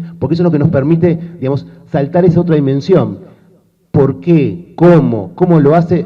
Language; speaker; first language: Spanish; native; Spanish